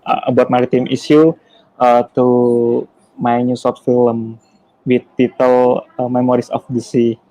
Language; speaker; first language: English; non-native, learner; Indonesian